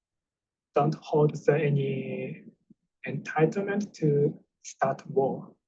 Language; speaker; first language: English; non-native, fluent; Japanese